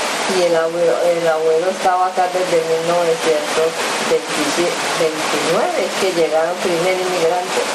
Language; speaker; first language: Spanish; early bilingual, other home language; Japanese